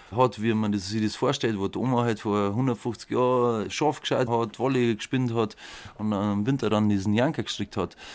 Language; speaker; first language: German; native; German